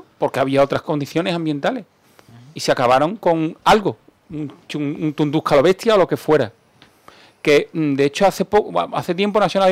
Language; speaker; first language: Spanish; native; Spanish